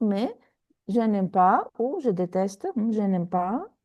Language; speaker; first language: French; non-native, fluent; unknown